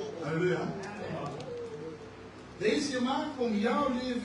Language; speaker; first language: Dutch; non-native, fluent; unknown